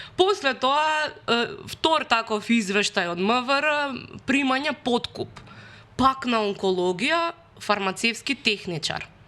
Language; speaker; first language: Macedonian; native; Macedonian